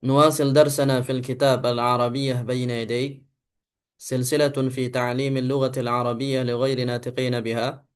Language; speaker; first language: Arabic; non-native, fluent; Indonesian